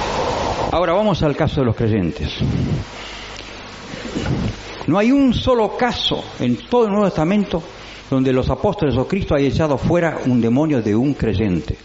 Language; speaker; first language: Spanish; native; Spanish